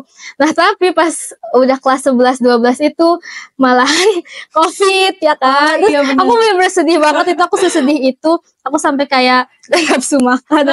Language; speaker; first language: Indonesian; native; Indonesian